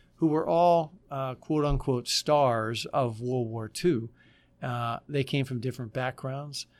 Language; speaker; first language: English; native; English